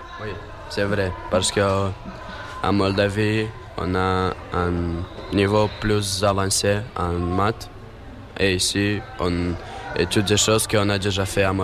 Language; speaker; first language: French; non-native, learner; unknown